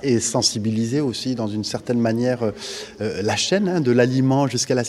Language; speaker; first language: French; native; French